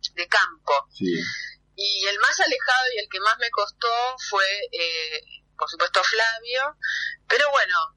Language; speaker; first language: Spanish; native; Spanish